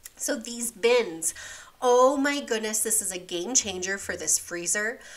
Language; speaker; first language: English; native; English